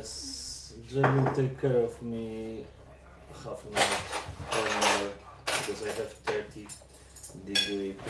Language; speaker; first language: English; non-native, learner; Polish